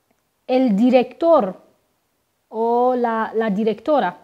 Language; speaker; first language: Spanish; non-native, fluent; Persian